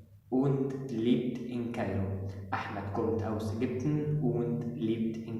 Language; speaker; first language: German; non-native, fluent; Arabic